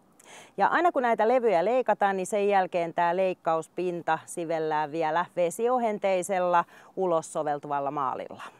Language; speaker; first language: Finnish; native; Finnish